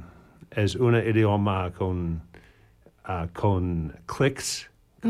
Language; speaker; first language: Spanish; non-native, learner; English